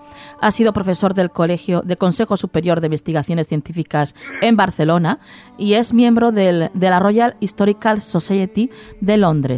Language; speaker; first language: Spanish; native; Spanish